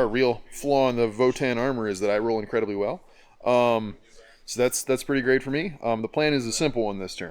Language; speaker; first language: English; native; English